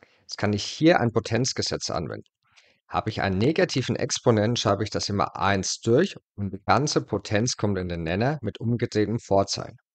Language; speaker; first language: German; native; German